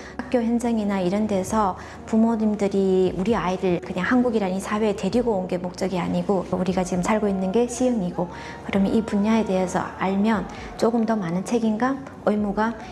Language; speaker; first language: Korean; non-native, fluent; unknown